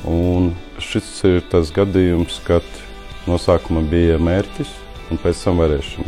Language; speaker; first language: Latvian; native; Latvian